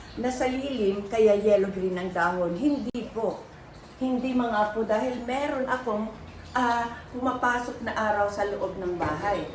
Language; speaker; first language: Filipino; non-native, local second language; Iloko